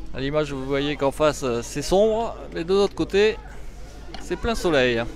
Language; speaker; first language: French; native; French